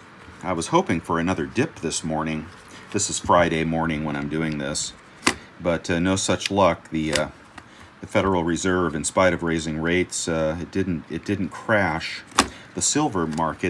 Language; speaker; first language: English; native; English